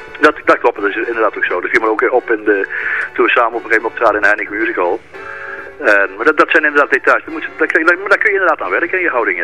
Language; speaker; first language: Dutch; native; Dutch